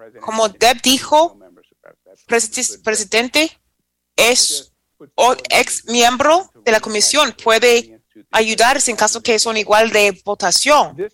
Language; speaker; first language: Spanish; non-native, fluent; English